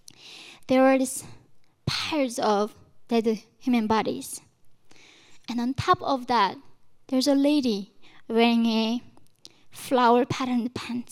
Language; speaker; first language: English; non-native, fluent; Korean